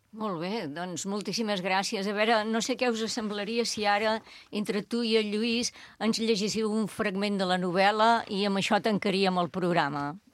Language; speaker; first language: Catalan; native; Catalan